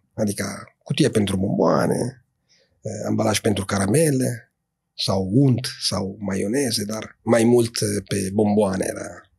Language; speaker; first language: Romanian; non-native, fluent; Italian